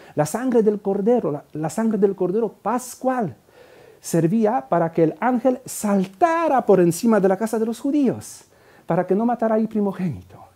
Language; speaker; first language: Spanish; non-native, fluent; Polish